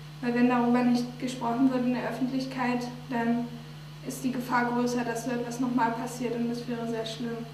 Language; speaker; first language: German; native; German